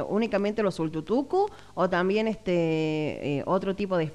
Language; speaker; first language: Spanish; native; Spanish